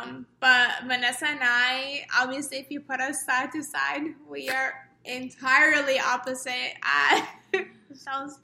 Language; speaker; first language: English; non-native, fluent; Estonian